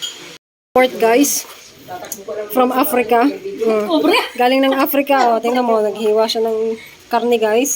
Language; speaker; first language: Filipino; native; Filipino